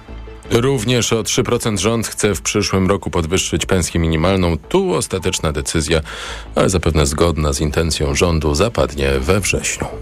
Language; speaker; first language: Polish; native; Polish